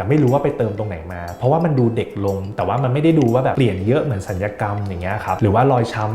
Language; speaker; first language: Thai; native; Thai